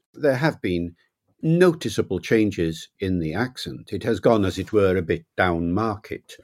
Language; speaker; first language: English; native; English